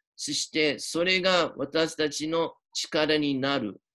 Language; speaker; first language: Japanese; native; Japanese